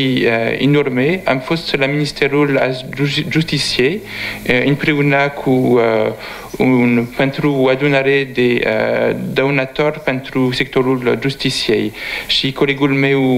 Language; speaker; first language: Romanian; non-native, learner; French